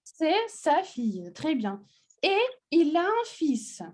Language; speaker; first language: French; non-native, fluent; Russian